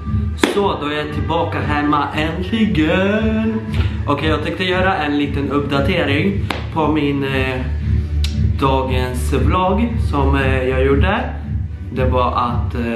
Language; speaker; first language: Swedish; early bilingual, other home language; Polish